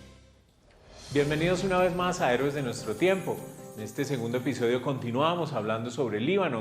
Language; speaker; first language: Spanish; native; Spanish